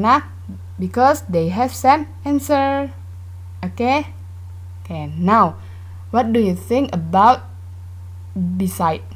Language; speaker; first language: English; non-native, learner; Indonesian